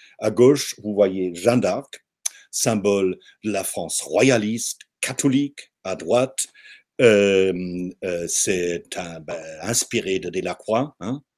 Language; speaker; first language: French; non-native, fluent; German